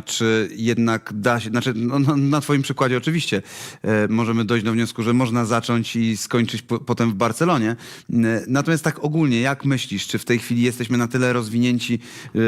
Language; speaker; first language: Polish; native; Polish